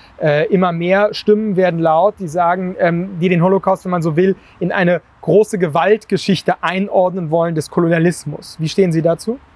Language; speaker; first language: German; native; German